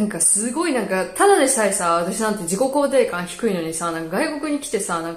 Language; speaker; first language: Japanese; native; Japanese